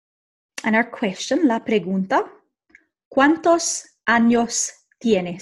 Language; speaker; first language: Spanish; non-native, fluent; English